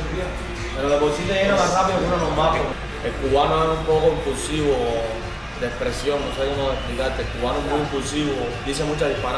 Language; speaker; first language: Spanish; native; Spanish